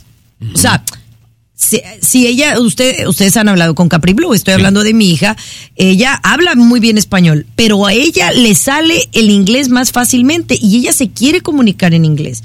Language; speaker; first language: Spanish; native; Spanish